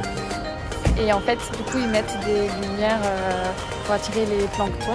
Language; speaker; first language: French; native; French